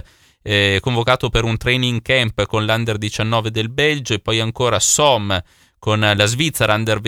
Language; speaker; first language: Italian; native; Italian